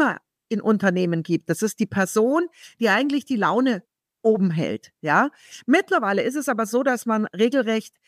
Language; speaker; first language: German; native; German